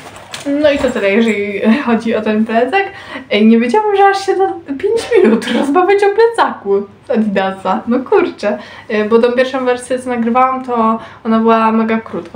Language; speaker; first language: Polish; native; Polish